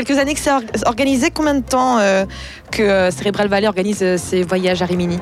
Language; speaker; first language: French; native; French